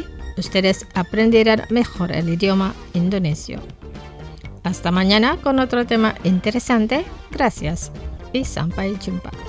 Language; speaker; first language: Spanish; non-native, fluent; Indonesian